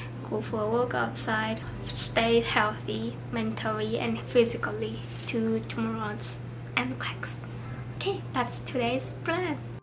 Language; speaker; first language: English; non-native, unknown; Japanese